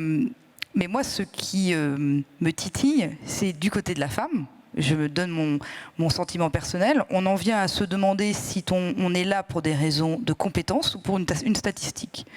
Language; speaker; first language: French; native; French